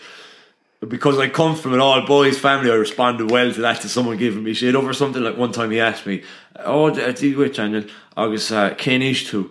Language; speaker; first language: English; native; English